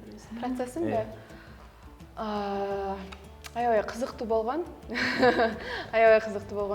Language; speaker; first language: Kyrgyz; early bilingual, heritage; Kyrgyz